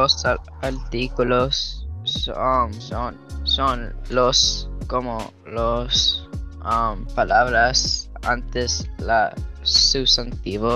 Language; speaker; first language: Spanish; early bilingual, heritage; Spanish